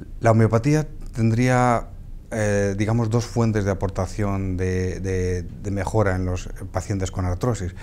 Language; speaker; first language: Spanish; native; Spanish